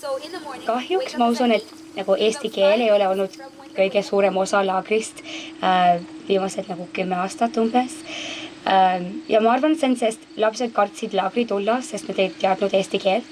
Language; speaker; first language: Estonian; early bilingual, heritage; Estonian